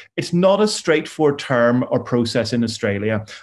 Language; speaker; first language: English; native; English